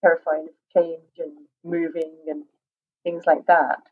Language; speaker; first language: English; native; English